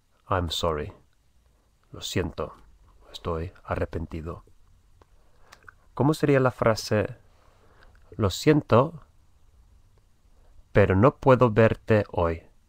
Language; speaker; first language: Spanish; native; Spanish